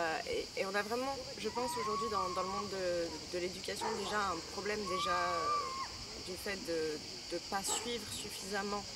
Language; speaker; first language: French; native; French